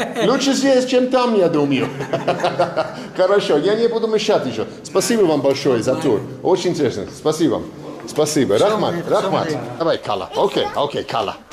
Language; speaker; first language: Russian; non-native, learner; English